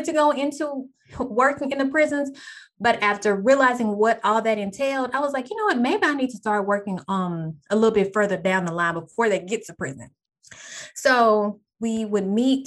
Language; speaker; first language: English; native; English